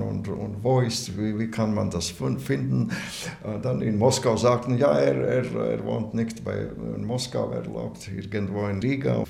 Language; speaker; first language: German; non-native, learner; Latvian